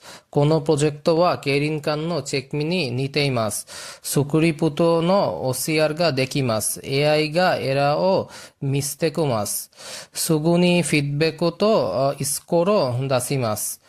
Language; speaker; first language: Japanese; non-native, learner; Bangla